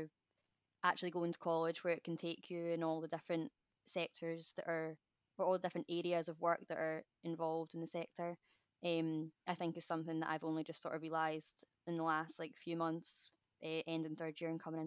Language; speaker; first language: English; native; English